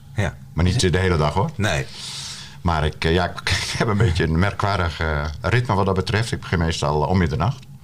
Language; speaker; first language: Dutch; native; Dutch